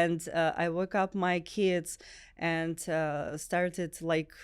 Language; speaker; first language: English; non-native, learner; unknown